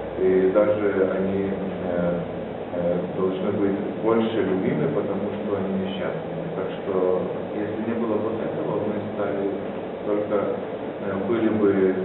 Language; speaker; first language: Russian; non-native, fluent; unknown